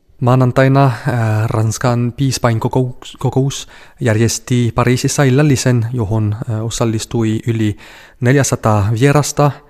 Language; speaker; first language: Finnish; non-native, fluent; French